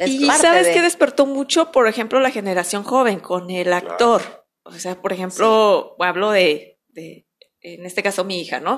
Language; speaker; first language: Spanish; native; Spanish